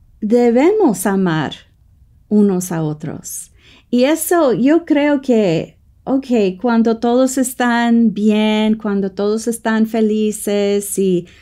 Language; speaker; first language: Spanish; non-native, fluent; English